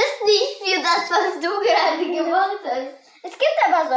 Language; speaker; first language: German; early bilingual, other home language; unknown